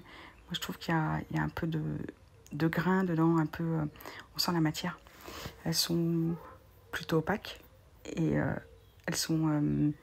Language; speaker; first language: French; native; French